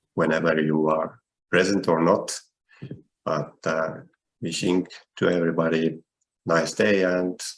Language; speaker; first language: English; non-native, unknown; Estonian